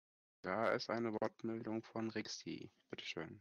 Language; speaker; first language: German; native; German